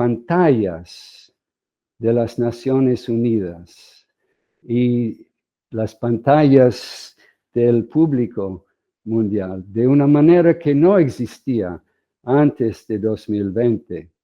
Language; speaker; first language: Spanish; non-native, fluent; English